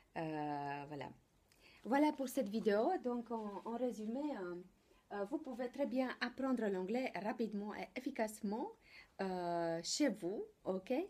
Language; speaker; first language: French; non-native, fluent; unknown